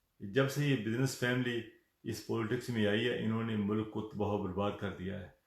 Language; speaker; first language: Urdu; non-native, local second language; Punjabi